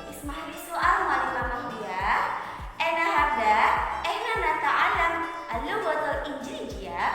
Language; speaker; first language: Arabic; non-native, learner; Indonesian